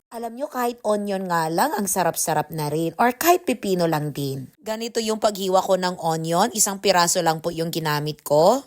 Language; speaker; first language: Filipino; native; Filipino